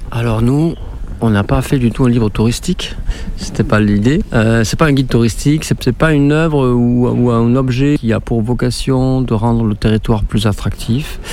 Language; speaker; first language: French; native; French